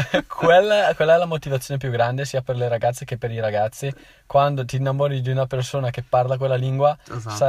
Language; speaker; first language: Italian; native; Italian